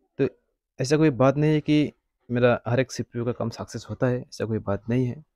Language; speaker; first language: Hindi; non-native, local second language; Bangla